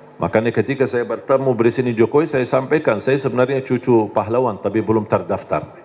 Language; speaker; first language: Indonesian; non-native, fluent; Arabic